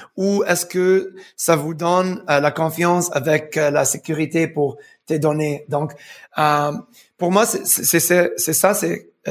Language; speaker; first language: French; early bilingual, heritage; French